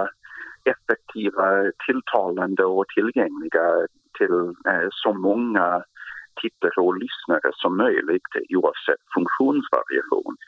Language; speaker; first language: Swedish; non-native, fluent; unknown